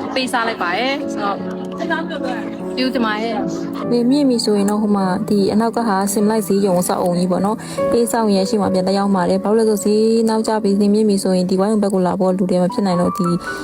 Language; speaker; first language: Burmese; non-native, local second language; Kachin